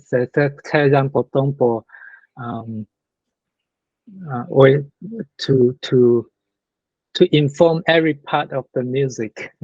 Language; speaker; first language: French; non-native, learner; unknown